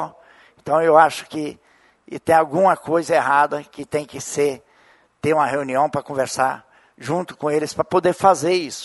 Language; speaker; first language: Portuguese; native; Portuguese